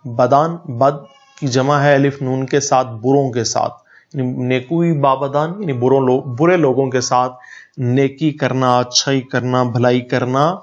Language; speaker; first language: Urdu; native; Urdu